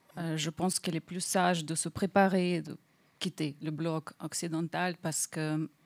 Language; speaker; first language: French; non-native, fluent; Russian